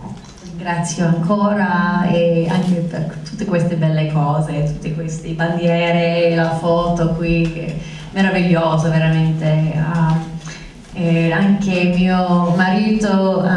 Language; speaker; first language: Italian; non-native, fluent; English